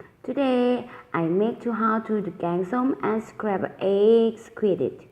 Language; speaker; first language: English; non-native, learner; Thai